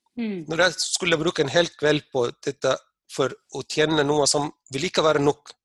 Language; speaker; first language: Norwegian; non-native, fluent; Arabic